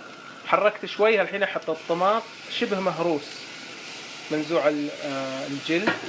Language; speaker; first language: Arabic; native; Arabic